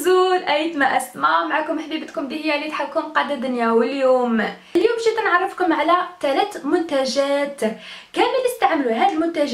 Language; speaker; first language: Arabic; native; Arabic